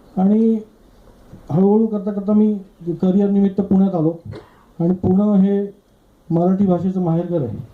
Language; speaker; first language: Marathi; non-native, local second language; Gujarati